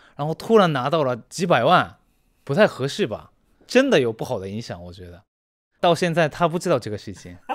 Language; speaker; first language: Chinese; non-native, fluent; Japanese